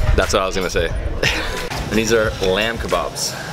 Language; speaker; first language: English; native; English